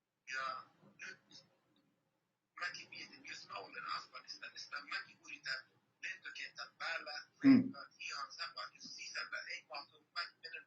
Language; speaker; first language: Finnish; non-native, learner; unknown